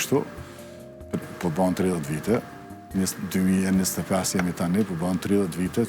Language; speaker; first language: Albanian; native; Albanian